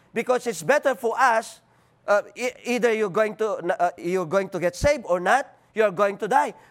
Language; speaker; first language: English; non-native, local second language; Filipino